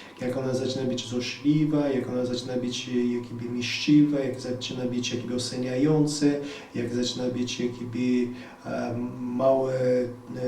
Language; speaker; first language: Polish; non-native, fluent; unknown